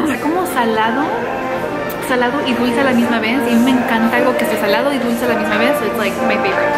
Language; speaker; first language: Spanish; early bilingual, other home language; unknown